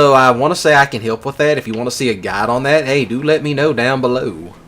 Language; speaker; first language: English; native; English